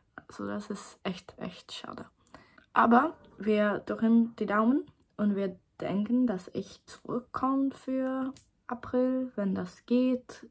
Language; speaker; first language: German; non-native, learner; Swedish